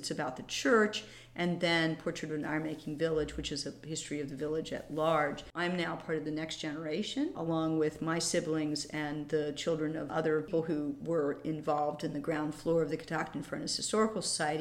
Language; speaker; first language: English; native; English